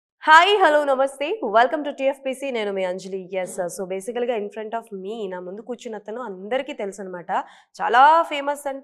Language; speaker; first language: Telugu; native; Telugu